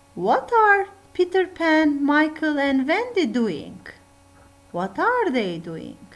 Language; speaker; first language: English; non-native, fluent; Turkish